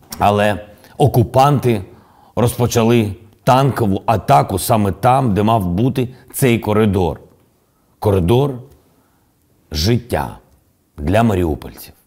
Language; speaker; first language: Ukrainian; non-native, local second language; Russian